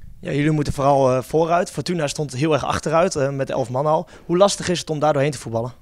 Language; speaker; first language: Dutch; native; Dutch